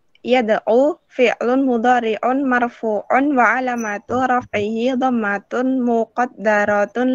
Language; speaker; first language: Arabic; non-native, learner; Indonesian